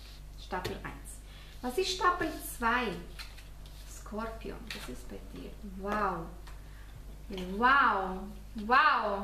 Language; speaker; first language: German; non-native, fluent; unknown